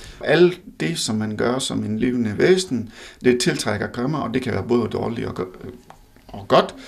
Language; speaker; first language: Danish; non-native, fluent; Hindi